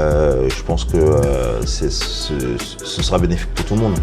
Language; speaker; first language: French; non-native, local second language; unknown